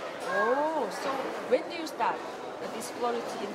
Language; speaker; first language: English; non-native, learner; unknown